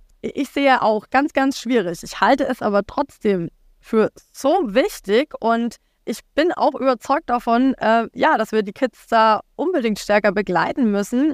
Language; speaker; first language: German; native; German